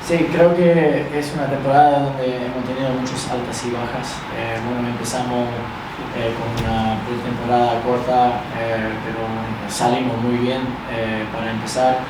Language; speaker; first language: Spanish; early bilingual, other home language; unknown